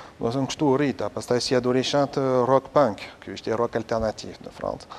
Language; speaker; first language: Albanian; non-native, fluent; French